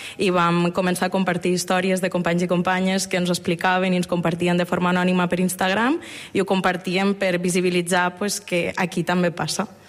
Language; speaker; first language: Catalan; early bilingual, other home language; Romanian